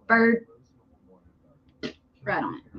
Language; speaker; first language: English; native; English